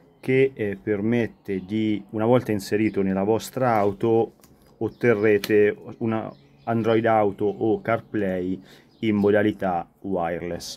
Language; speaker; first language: Italian; native; Italian